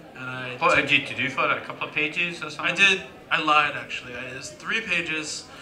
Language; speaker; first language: English; native; English